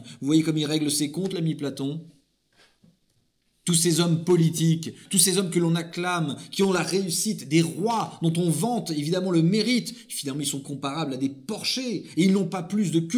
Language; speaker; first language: French; native; French